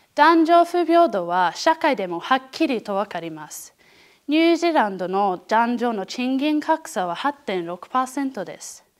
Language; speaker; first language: Japanese; non-native, learner; English